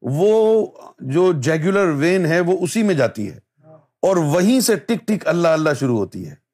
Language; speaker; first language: Urdu; native; Urdu